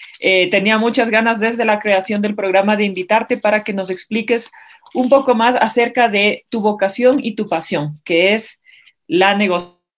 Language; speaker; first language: Spanish; native; Spanish